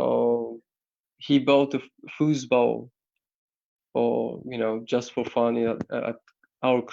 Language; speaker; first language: English; non-native, learner; Persian